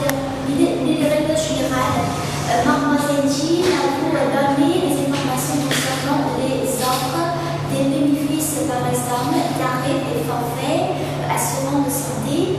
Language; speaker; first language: French; non-native, fluent; Vietnamese